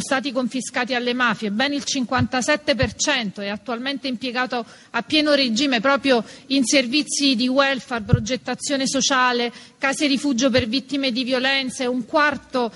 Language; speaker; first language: Italian; native; Italian